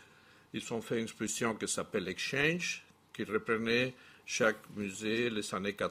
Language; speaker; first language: French; non-native, fluent; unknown